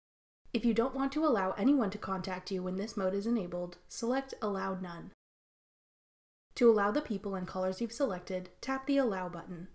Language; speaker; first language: English; native; English